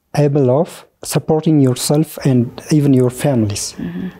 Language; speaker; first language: English; non-native, fluent; Oromo